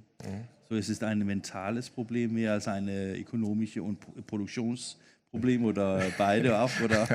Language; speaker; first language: German; non-native, fluent; Danish